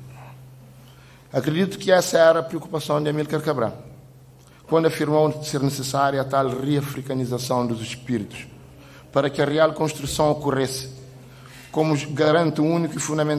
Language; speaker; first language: Portuguese; non-native, local second language; Kabuverdianu